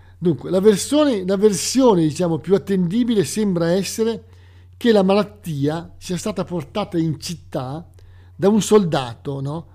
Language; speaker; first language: Italian; native; Italian